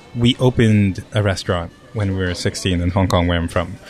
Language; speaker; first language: English; non-native, local second language; Cantonese